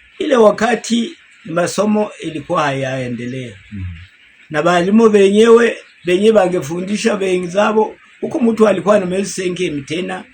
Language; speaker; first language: Swahili; non-native, local second language; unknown